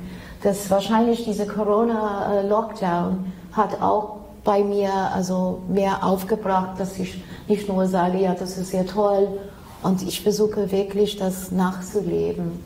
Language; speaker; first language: German; non-native, fluent; English